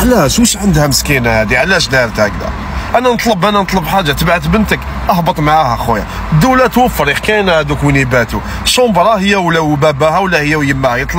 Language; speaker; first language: Arabic; native; Arabic